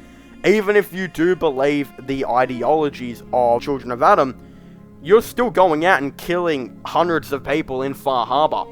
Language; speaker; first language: English; native; English